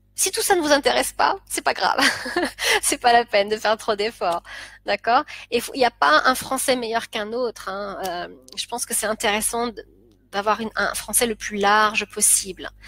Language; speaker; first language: French; native; French